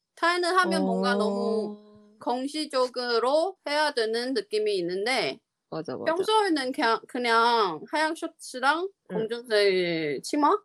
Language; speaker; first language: Korean; non-native, learner; Chinese